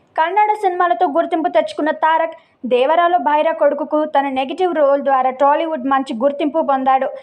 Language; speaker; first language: Telugu; native; Telugu